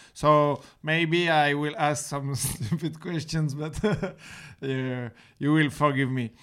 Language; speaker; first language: English; non-native, learner; French